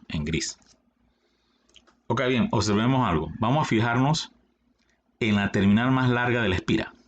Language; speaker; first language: Spanish; native; Spanish